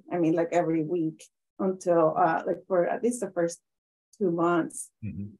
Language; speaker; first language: English; non-native, fluent; Spanish